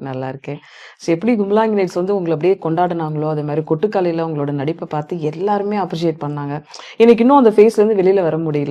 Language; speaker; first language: Tamil; native; Tamil